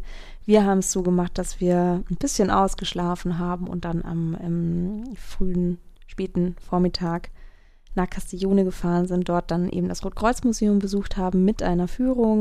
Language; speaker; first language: German; native; German